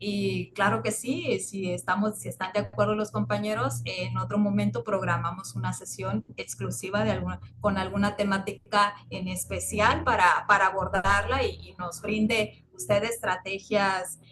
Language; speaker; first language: Spanish; native; Spanish